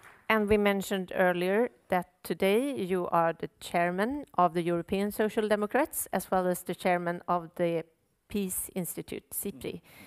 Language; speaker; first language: English; non-native, fluent; Swedish